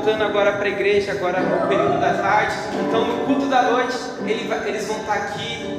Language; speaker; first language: Portuguese; native; Portuguese